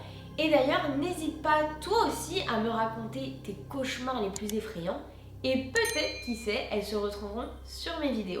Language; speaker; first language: French; native; French